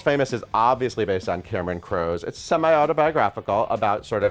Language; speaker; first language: English; native; English